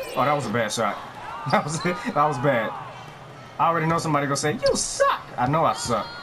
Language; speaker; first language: English; native; English